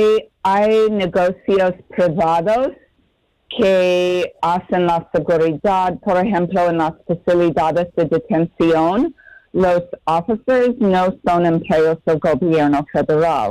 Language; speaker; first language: Spanish; non-native, fluent; English